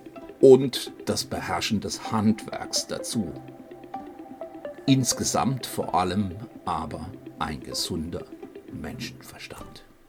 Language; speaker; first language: German; native; German